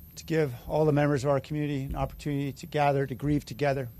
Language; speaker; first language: English; native; English